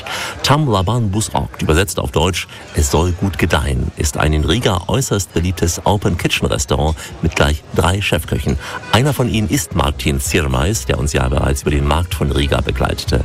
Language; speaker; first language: German; native; German